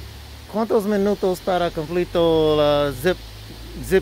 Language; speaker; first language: Spanish; non-native, learner; English